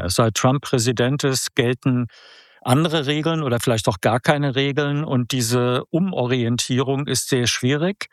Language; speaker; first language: German; native; German